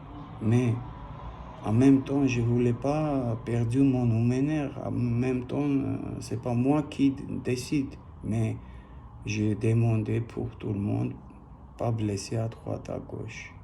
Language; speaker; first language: French; non-native, learner; Armenian